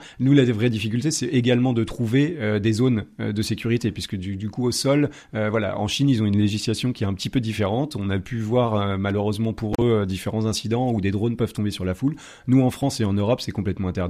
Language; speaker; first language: French; native; French